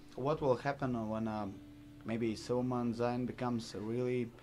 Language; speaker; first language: English; non-native, fluent; Latvian